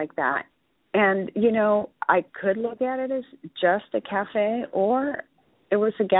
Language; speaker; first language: English; early bilingual, other home language; Spanish